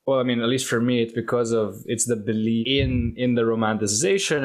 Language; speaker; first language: English; non-native, local second language; Filipino